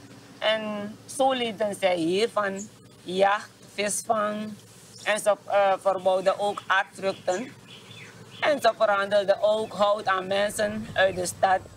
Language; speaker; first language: Dutch; non-native, local second language; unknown